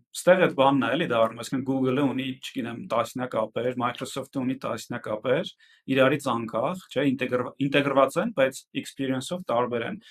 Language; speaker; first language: Armenian; native; Armenian